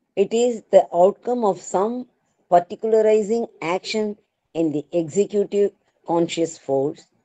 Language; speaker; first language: English; non-native, local second language; Tamil